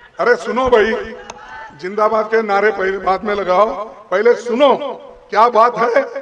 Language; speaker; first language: Hindi; non-native, local second language; Kannada